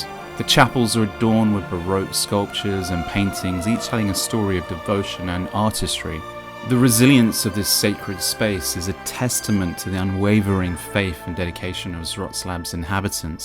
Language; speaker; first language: English; native; English